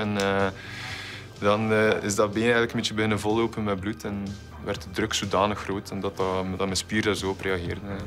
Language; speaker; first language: Dutch; native; Dutch